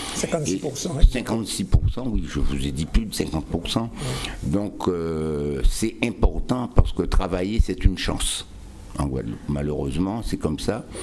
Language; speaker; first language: French; native; French